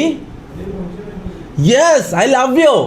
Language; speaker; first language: English; non-native, local second language; Malayalam